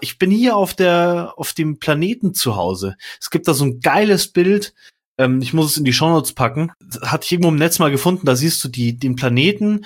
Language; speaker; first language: German; native; German